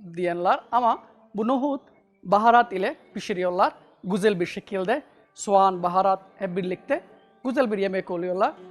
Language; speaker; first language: Turkish; non-native, learner; Bangla